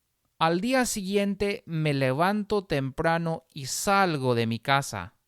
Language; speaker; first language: Spanish; non-native, fluent; English